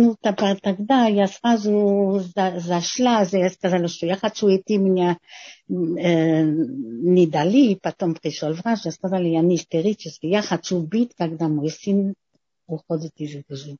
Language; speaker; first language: Russian; non-native, fluent; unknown